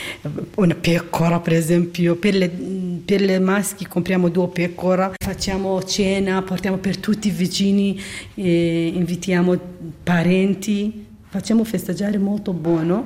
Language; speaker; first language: Italian; non-native, learner; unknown